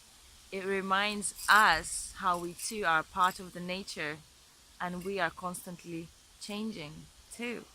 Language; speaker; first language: English; non-native, fluent; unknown